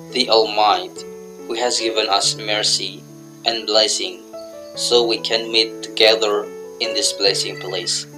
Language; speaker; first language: English; non-native, fluent; Indonesian